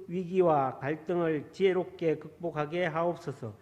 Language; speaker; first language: Korean; native; Korean